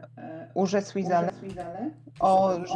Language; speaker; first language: French; non-native, fluent; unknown